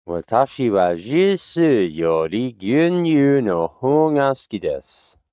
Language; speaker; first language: Japanese; non-native, learner; English